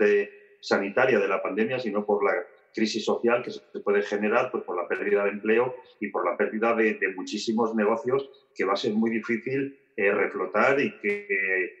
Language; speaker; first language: Spanish; native; Spanish